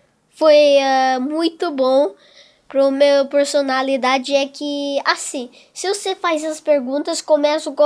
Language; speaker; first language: Portuguese; non-native, local second language; English